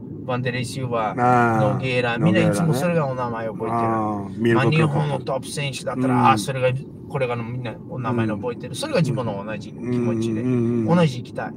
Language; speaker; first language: Japanese; non-native, learner; Portuguese